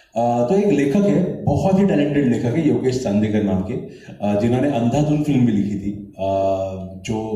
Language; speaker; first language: Hindi; non-native, local second language; Marathi